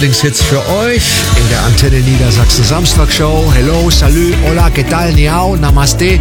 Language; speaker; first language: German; native; German